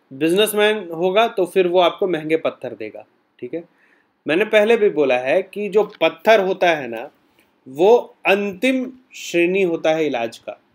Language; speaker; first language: Hindi; native; Hindi